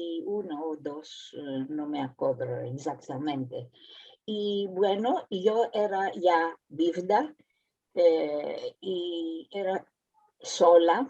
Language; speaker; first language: Spanish; early bilingual, heritage; Spanish